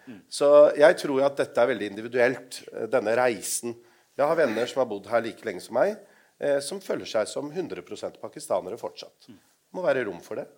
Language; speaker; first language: Norwegian; non-native, local second language; Urdu